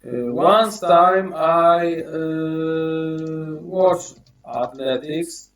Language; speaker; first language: English; non-native, learner; Polish